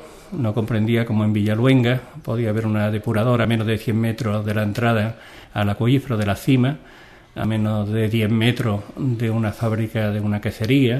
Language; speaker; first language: Spanish; native; Spanish